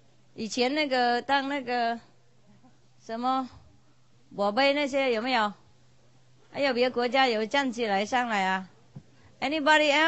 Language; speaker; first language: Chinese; non-native, fluent; Vietnamese